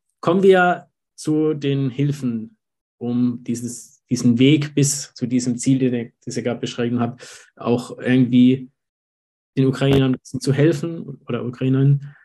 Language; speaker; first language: German; native; German